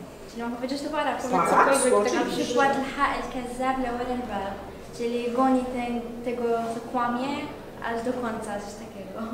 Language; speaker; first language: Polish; early bilingual, heritage; Arabic